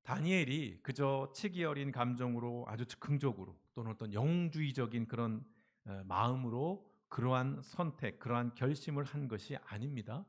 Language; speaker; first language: Korean; native; Korean